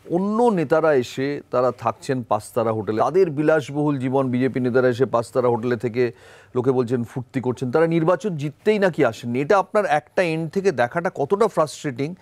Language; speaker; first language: Bangla; native; Bangla